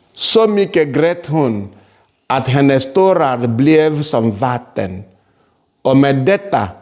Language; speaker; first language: Swedish; non-native, fluent; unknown